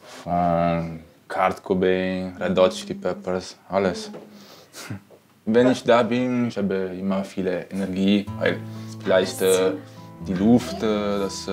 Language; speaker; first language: German; non-native, learner; Italian